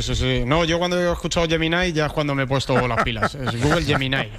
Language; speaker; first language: Spanish; native; Spanish